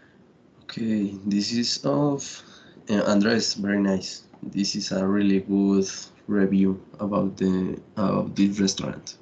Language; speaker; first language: English; non-native, fluent; Spanish